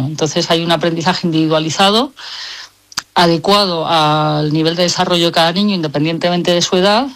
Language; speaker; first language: Spanish; native; Spanish